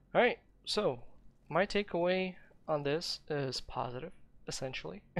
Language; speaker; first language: English; non-native, fluent; Ukrainian